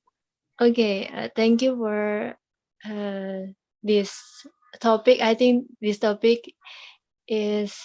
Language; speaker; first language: English; non-native, learner; Indonesian